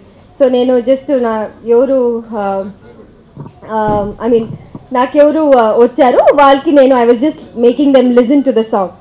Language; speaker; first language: Telugu; non-native, fluent; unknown